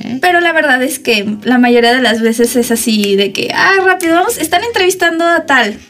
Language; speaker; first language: Spanish; native; Spanish